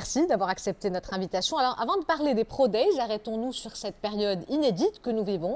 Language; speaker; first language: French; non-native, local second language; Arabic